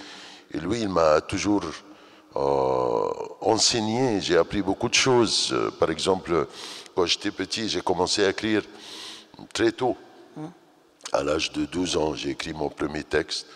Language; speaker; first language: French; non-native, fluent; Arabic